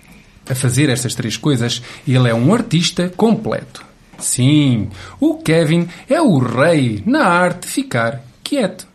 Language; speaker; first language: Portuguese; native; Portuguese